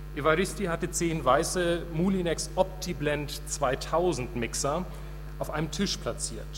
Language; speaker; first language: German; native; German